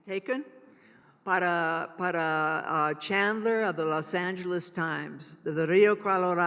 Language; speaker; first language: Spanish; non-native, learner; English